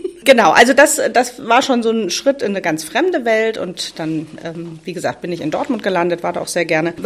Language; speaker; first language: German; native; German